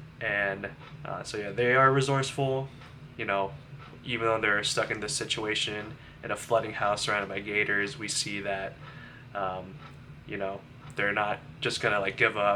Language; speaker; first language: English; native; English